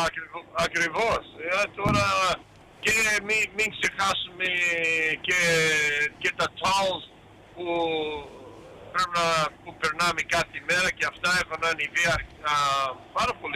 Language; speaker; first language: Greek; early bilingual, heritage; Greek